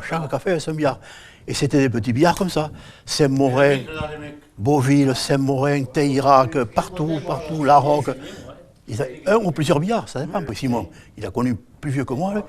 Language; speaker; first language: French; native; French